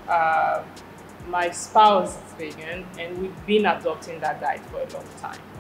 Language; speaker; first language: English; non-native, fluent; French